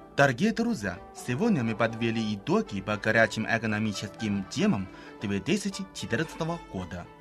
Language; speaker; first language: Russian; non-native, fluent; Chinese